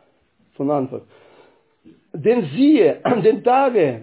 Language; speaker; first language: German; non-native, fluent; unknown